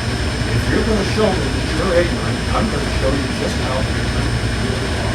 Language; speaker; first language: English; native; English